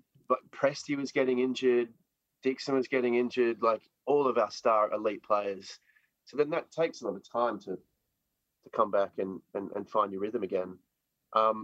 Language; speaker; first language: English; native; English